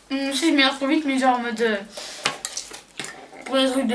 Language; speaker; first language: French; native; French